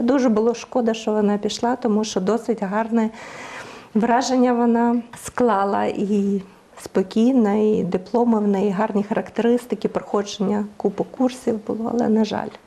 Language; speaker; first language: Ukrainian; native; Ukrainian